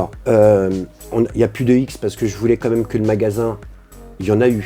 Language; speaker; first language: French; native; French